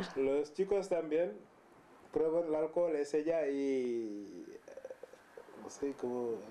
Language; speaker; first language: Spanish; non-native, learner; Wolof